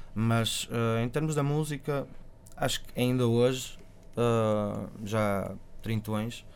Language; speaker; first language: Portuguese; native; Portuguese